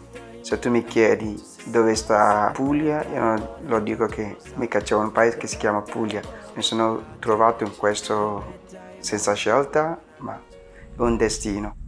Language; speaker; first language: Italian; non-native, fluent; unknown